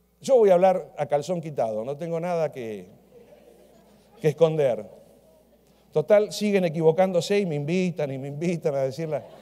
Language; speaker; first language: Spanish; native; Spanish